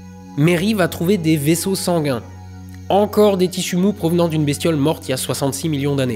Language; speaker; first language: French; native; French